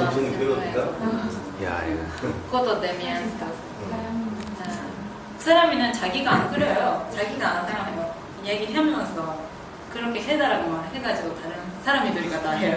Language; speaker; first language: Korean; non-native, fluent; Japanese